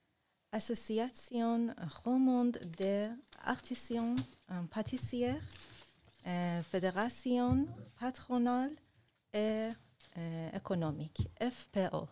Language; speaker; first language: French; non-native, learner; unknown